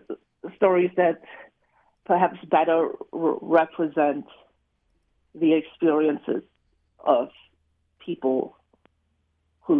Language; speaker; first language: English; native; English